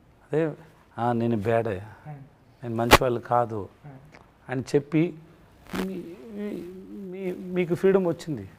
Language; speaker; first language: Telugu; non-native, learner; Tamil